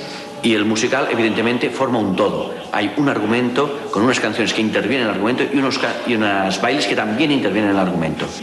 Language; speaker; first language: Spanish; native; Spanish